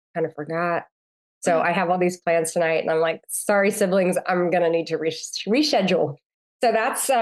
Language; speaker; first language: English; native; English